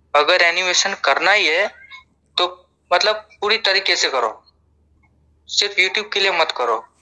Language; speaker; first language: Hindi; non-native, local second language; Gujarati